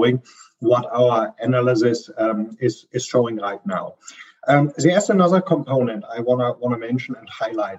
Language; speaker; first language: English; non-native, fluent; German